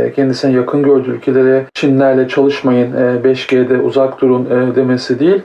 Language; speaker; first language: Turkish; native; Turkish